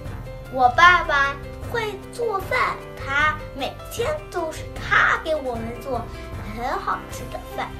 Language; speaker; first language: Chinese; early bilingual, heritage; Chinese